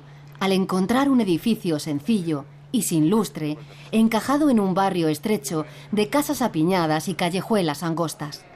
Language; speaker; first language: Spanish; native; Spanish